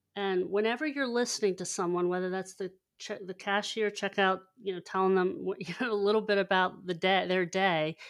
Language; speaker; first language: English; native; English